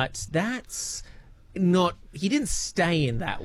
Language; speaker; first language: English; native; English